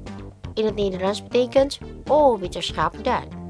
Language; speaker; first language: Dutch; non-native, learner; Indonesian